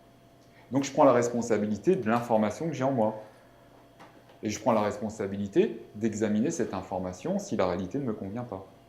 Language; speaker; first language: French; native; French